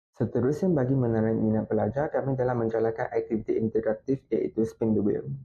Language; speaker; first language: Malay; non-native, local second language; Chinese